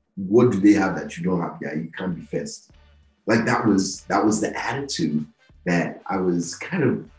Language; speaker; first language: English; non-native, local second language; Yoruba